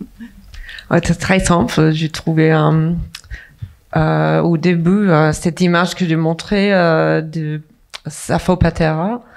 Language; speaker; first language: French; non-native, fluent; English